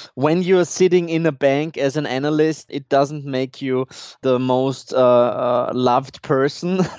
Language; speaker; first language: English; non-native, fluent; German